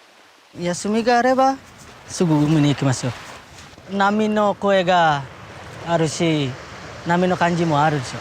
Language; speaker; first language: Japanese; non-native, learner; Indonesian